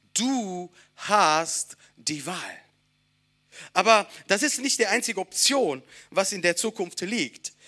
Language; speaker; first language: German; non-native, fluent; Italian